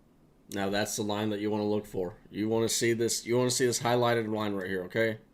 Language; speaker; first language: English; native; English